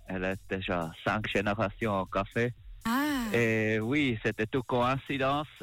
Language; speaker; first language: French; non-native, learner; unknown